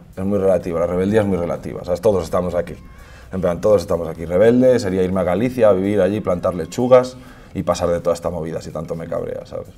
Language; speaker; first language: Spanish; native; Spanish